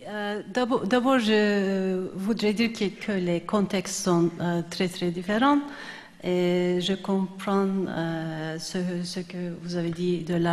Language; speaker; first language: French; non-native, fluent; Turkish